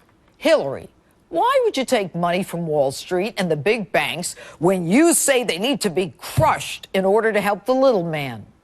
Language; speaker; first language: English; native; English